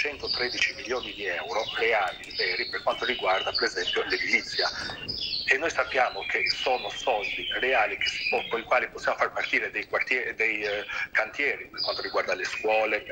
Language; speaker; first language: Italian; native; Italian